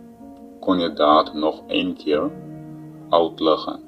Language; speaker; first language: Dutch; non-native, learner; Tigrinya